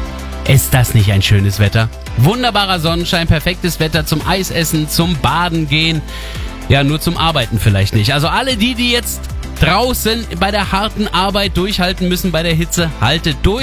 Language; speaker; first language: German; native; German